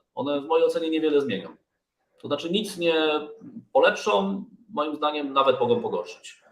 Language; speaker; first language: Polish; native; Polish